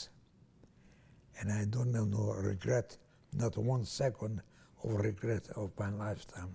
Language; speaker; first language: English; non-native, fluent; Romanian